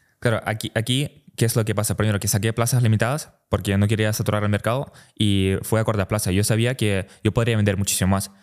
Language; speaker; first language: Spanish; early bilingual, other home language; Russian